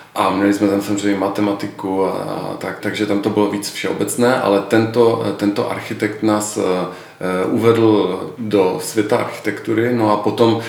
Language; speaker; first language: Czech; native; Czech